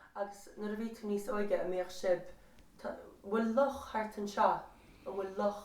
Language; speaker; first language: Irish; native; Irish